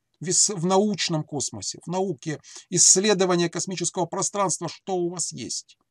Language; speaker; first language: Russian; native; Russian